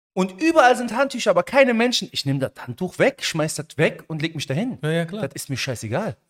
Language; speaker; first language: German; early bilingual, other home language; Arabic